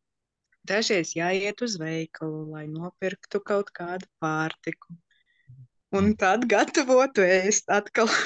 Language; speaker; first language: Latvian; non-native, local second language; Russian